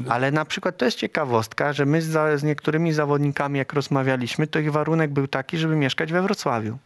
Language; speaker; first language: Polish; native; Polish